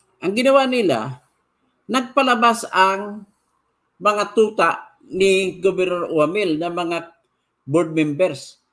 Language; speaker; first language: Filipino; non-native, local second language; Cebuano